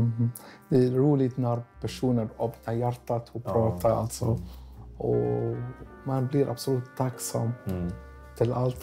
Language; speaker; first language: Swedish; non-native, learner; Arabic